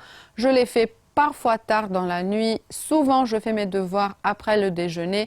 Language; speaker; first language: French; non-native, fluent; Romanian